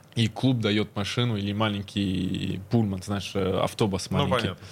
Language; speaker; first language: Russian; early bilingual, heritage; Russian